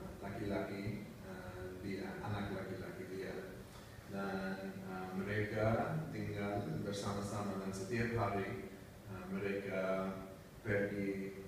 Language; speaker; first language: Indonesian; non-native, learner; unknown